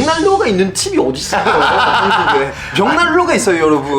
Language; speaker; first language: Korean; non-native, fluent; French